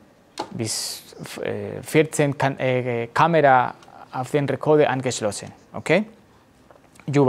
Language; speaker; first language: German; non-native, learner; Spanish